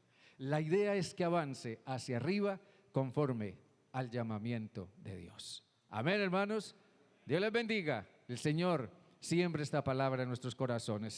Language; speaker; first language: Spanish; native; Spanish